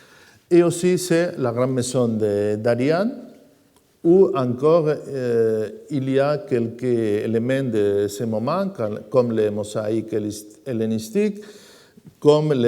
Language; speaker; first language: French; non-native, fluent; Spanish